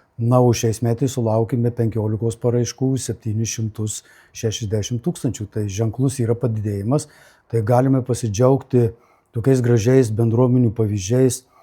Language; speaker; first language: Lithuanian; native; Lithuanian